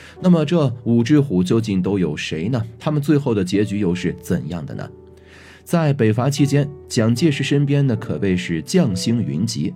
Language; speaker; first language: Chinese; native; Chinese